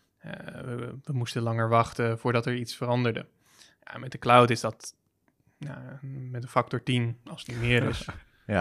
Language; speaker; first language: Dutch; native; Dutch